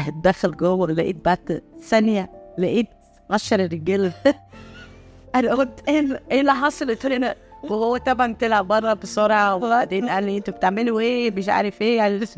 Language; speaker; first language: Arabic; non-native, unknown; Italian